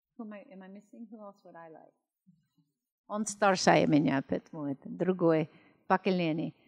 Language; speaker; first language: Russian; non-native, learner; English